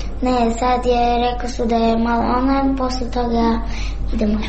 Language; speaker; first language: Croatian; non-native, learner; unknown